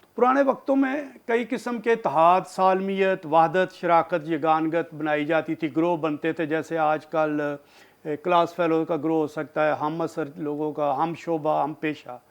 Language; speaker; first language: Urdu; non-native, local second language; Punjabi